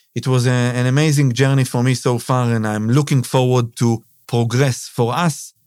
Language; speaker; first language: English; non-native, fluent; Hebrew